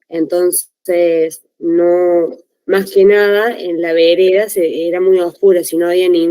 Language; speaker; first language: Spanish; native; Spanish